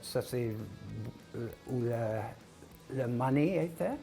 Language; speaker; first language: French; non-native, local second language; English